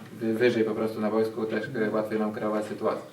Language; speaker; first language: Polish; native; Polish